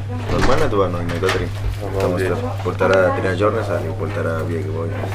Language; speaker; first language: Russian; non-native, learner; Slovak